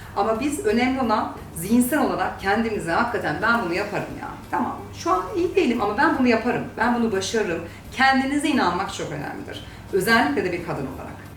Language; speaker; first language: Turkish; early bilingual, heritage; Turkish